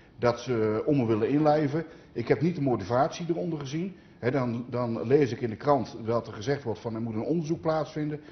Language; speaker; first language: Dutch; native; Dutch